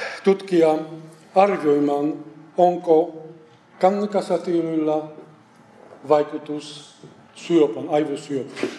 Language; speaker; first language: Finnish; non-native, fluent; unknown